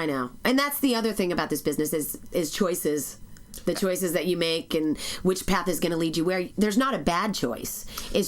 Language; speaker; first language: English; native; English